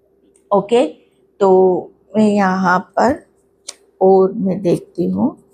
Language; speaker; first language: Hindi; native; Hindi